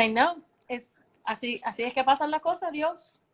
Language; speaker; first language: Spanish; early bilingual, heritage; Spanish